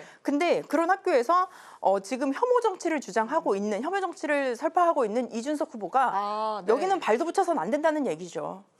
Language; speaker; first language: Korean; native; Korean